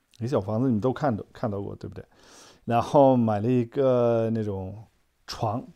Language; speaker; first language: Chinese; native; Chinese